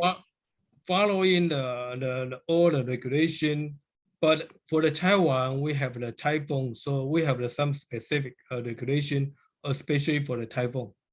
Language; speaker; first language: English; non-native, learner; Chinese